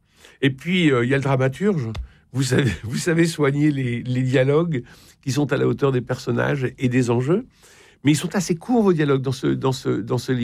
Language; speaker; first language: French; native; French